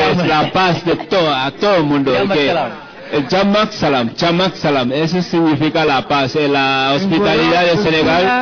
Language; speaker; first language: Spanish; non-native, fluent; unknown